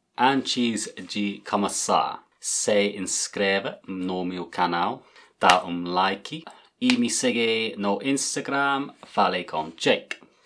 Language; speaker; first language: Portuguese; non-native, learner; English